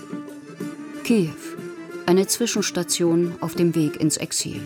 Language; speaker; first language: German; native; German